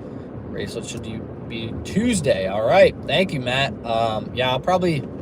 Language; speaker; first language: English; native; English